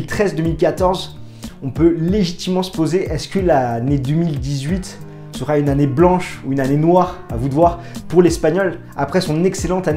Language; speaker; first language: French; native; French